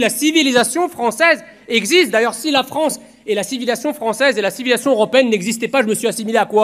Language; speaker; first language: French; early bilingual, other home language; Arabic